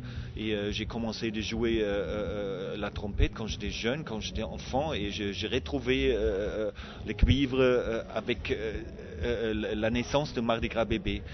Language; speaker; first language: French; non-native, fluent; German